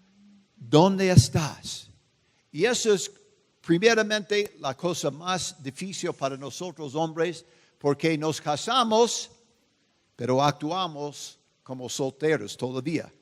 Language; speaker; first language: Spanish; non-native, fluent; English